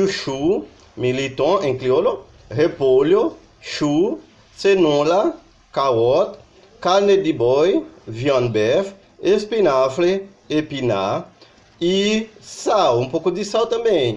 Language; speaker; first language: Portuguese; non-native, learner; Haitian Creole